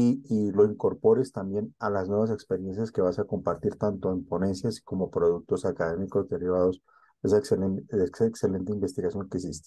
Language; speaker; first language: Spanish; native; Spanish